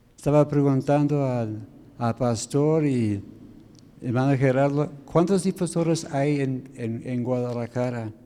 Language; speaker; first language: Spanish; non-native, fluent; English